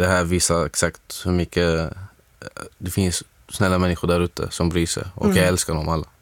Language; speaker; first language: Swedish; non-native, fluent; Arabic